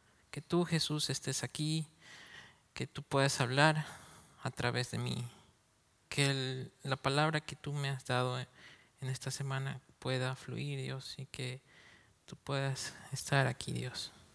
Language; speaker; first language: Spanish; native; Spanish